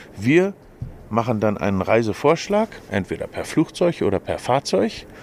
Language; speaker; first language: German; native; German